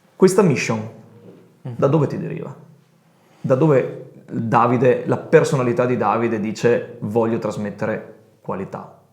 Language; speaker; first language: Italian; native; Italian